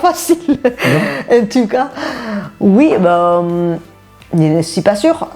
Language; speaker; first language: French; non-native, fluent; Spanish